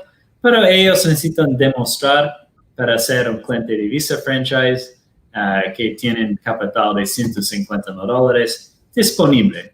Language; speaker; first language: Spanish; non-native, fluent; Portuguese